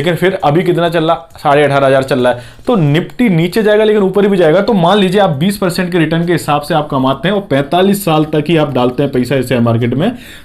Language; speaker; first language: Hindi; native; Hindi